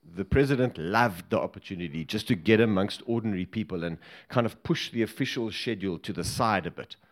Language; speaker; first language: English; native; English